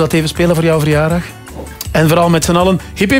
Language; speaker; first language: Dutch; native; Dutch